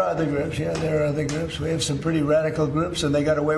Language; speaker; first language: English; native; English